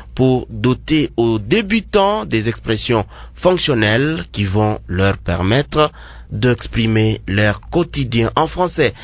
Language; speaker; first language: French; non-native, local second language; Swahili